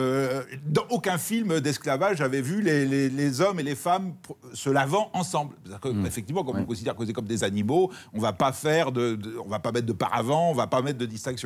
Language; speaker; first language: French; native; French